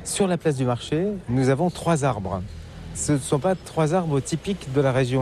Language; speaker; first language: French; native; French